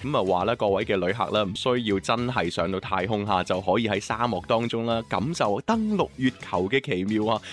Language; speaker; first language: Cantonese; native; Cantonese